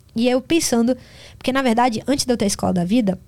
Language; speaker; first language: Portuguese; native; Portuguese